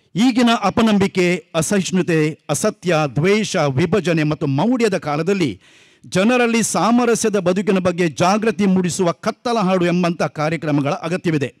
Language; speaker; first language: Kannada; non-native, local second language; Konkani